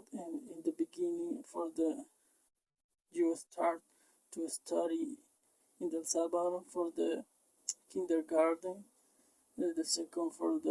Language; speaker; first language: English; non-native, learner; Spanish